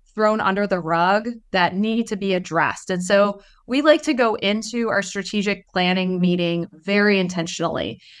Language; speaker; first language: English; native; English